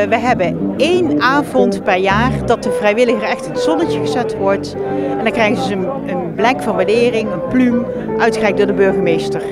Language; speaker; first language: Dutch; native; Dutch